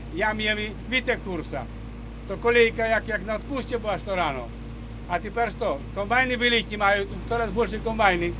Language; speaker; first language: Polish; non-native, local second language; Ukrainian